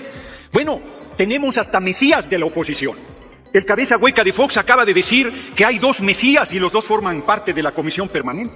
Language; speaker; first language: Spanish; native; Spanish